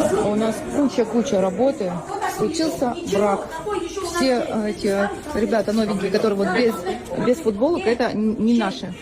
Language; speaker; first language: Russian; non-native, fluent; Uzbek